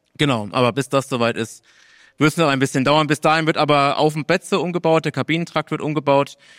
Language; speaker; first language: German; native; German